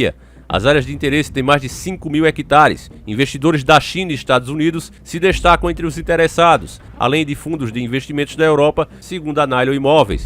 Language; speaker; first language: Portuguese; native; Portuguese